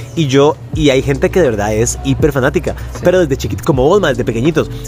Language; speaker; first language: Spanish; native; Spanish